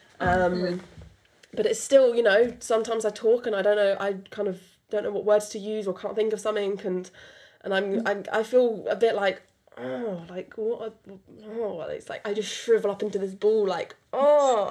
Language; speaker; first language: English; non-native, local second language; French